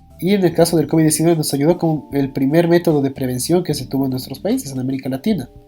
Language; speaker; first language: Spanish; native; Spanish